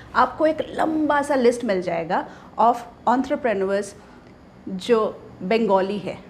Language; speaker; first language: Hindi; non-native, local second language; Bangla